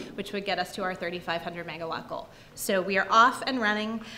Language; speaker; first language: English; native; English